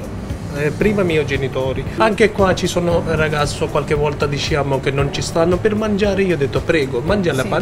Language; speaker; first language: Italian; non-native, learner; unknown